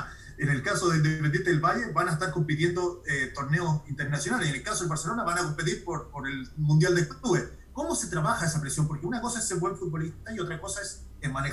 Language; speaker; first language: Spanish; native; Spanish